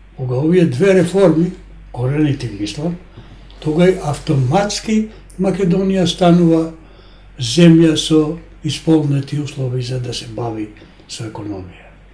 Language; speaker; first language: Macedonian; non-native, local second language; Albanian